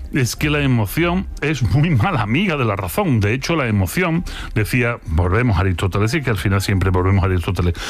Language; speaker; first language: Spanish; native; Spanish